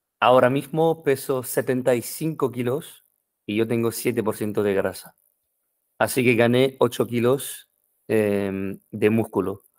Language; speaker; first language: Spanish; non-native, fluent; French